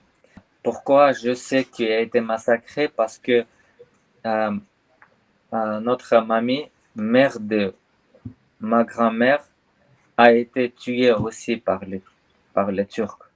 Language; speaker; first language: French; non-native, learner; Armenian